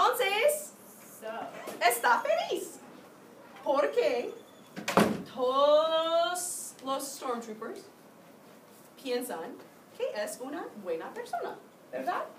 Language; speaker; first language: Spanish; non-native, fluent; English